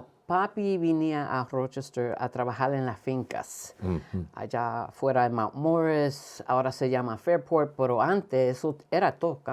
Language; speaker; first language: Spanish; early bilingual, heritage; Spanish